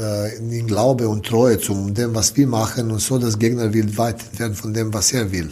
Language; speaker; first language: German; non-native, learner; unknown